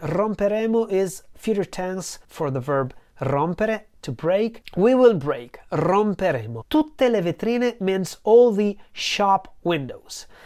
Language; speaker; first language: English; non-native, fluent; Italian